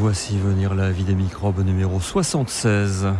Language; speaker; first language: French; native; French